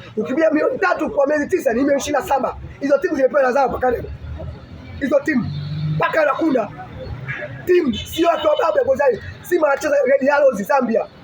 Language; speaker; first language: Swahili; native; Swahili